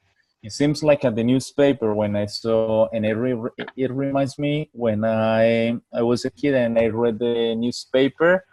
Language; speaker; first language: English; non-native, learner; Spanish